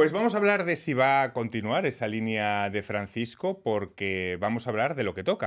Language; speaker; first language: Spanish; native; Spanish